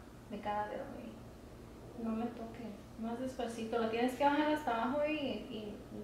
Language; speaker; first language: Spanish; early bilingual, heritage; Spanish